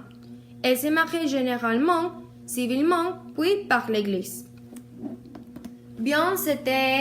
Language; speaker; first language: French; non-native, learner; Spanish